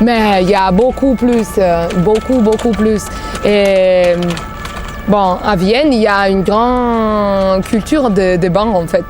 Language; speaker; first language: French; non-native, fluent; Bulgarian